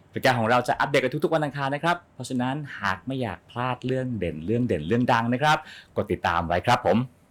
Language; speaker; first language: Thai; native; Thai